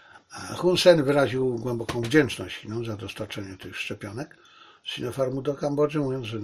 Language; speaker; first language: Polish; native; Polish